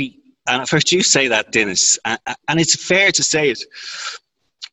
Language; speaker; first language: English; native; English